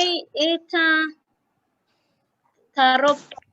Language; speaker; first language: Russian; non-native, learner; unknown